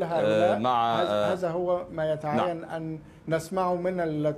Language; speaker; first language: Arabic; native; Arabic